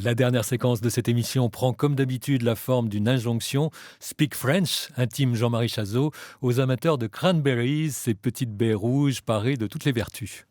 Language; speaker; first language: French; native; French